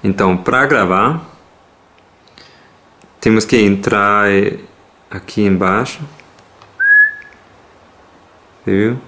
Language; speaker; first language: Portuguese; non-native, fluent; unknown